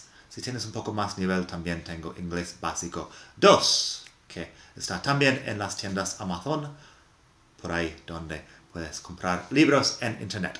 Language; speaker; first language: Spanish; non-native, fluent; English